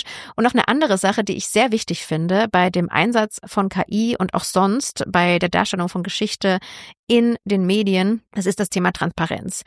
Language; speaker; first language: German; native; German